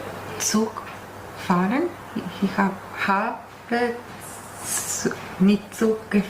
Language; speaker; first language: German; non-native, learner; Italian